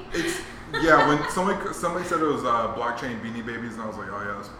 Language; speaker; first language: English; native; English